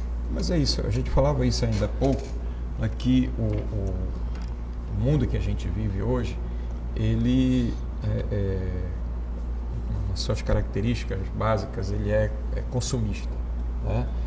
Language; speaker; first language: Portuguese; native; Portuguese